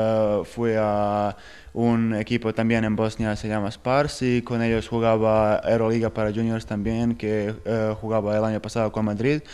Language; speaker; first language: Spanish; non-native, fluent; Bosnian